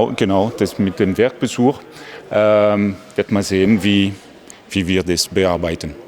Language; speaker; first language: German; non-native, fluent; French